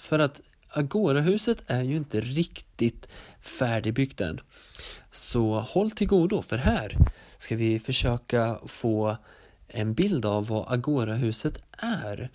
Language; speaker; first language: Swedish; native; Swedish